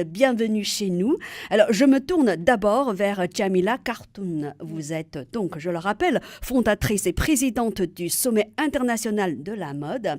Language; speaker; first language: French; native; French